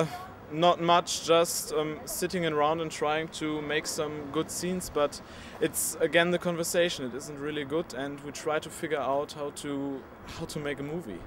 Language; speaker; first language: English; non-native, learner; Czech